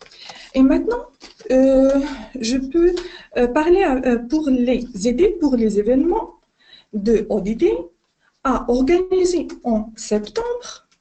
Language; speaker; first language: French; non-native, learner; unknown